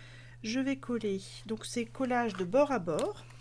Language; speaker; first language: French; native; French